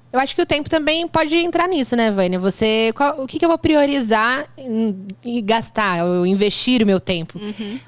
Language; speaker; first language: Portuguese; native; Portuguese